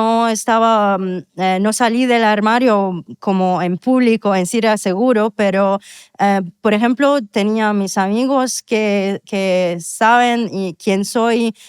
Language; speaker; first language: Spanish; non-native, fluent; Arabic